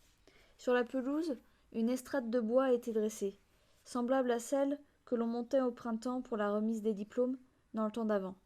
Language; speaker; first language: French; native; French